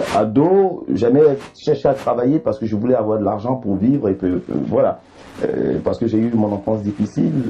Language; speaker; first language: French; early bilingual, other home language; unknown